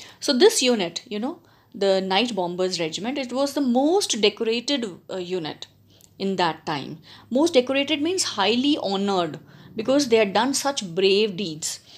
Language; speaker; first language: English; non-native, local second language; Punjabi